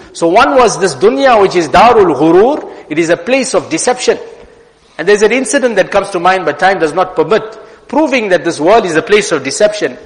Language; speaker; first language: English; native; English